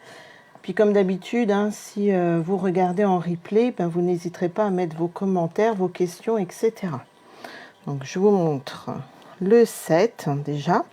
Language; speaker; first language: French; native; French